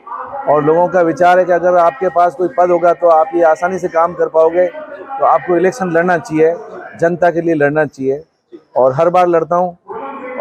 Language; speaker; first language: Hindi; non-native, local second language; Marwari